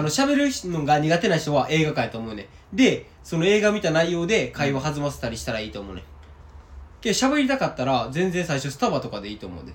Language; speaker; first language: Japanese; native; Japanese